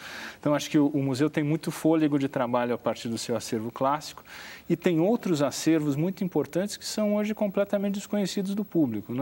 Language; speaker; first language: Portuguese; native; Portuguese